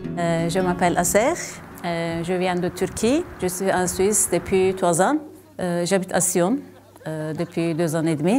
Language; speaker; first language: French; non-native, learner; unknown